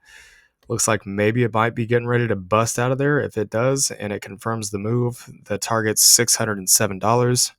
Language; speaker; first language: English; native; English